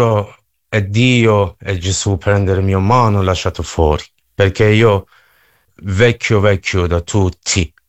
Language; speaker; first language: Italian; non-native, learner; Persian